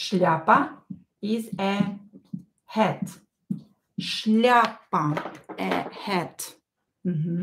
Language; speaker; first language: English; non-native, fluent; Russian